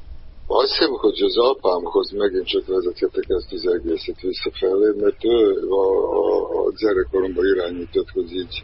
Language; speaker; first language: Hungarian; non-native, fluent; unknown